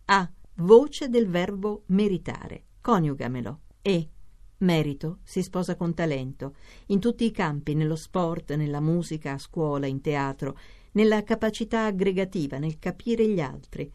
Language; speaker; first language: Italian; native; Italian